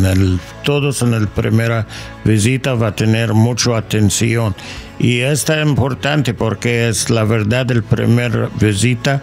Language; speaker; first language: Spanish; non-native, fluent; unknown